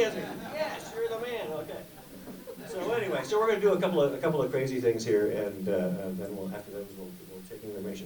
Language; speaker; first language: English; native; English